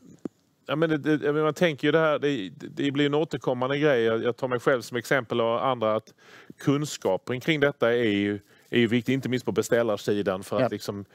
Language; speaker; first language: Swedish; native; Swedish